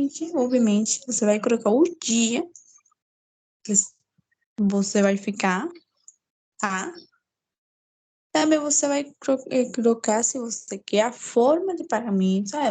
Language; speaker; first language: Portuguese; non-native, fluent; Spanish